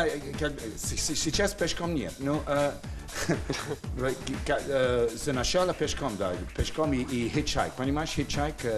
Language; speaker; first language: Russian; non-native, learner; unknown